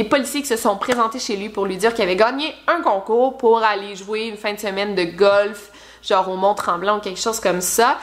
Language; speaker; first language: French; native; French